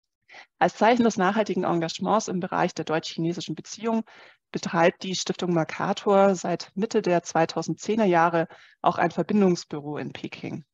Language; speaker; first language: German; native; German